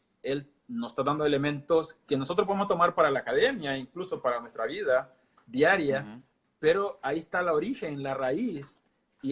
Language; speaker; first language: Spanish; non-native, local second language; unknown